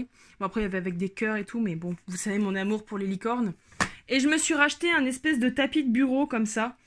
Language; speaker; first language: French; native; French